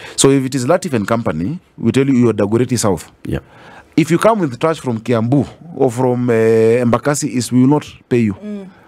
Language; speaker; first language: English; non-native, local second language; Swahili